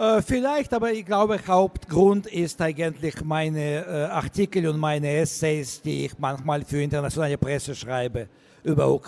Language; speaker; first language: German; non-native, learner; Russian